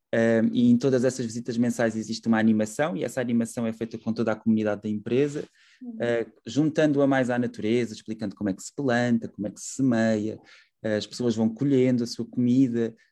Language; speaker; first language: Portuguese; native; Portuguese